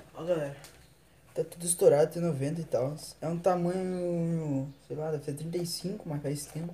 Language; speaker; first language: Portuguese; native; Portuguese